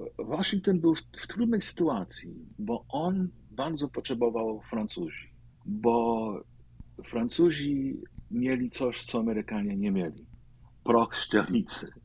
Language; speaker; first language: Polish; early bilingual, heritage; Polish